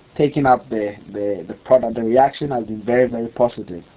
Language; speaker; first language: English; non-native, local second language; Akan